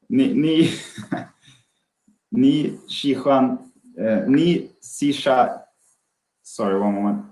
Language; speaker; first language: Chinese; non-native, learner; Swedish